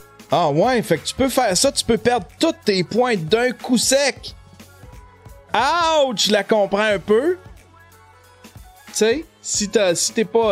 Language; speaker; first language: French; native; French